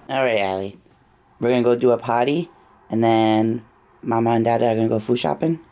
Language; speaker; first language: English; native; English